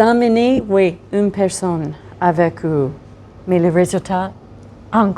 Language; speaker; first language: French; non-native, fluent; English